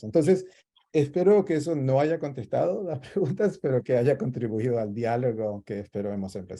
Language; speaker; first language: Spanish; native; Spanish